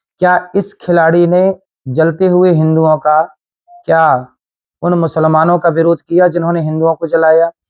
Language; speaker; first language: Hindi; native; Hindi